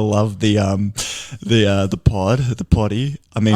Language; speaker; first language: English; native; English